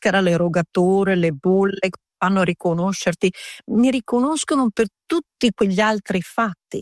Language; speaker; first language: Italian; early bilingual, heritage; Italian